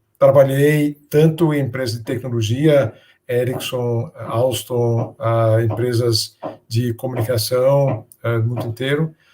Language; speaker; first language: Portuguese; non-native, fluent; Danish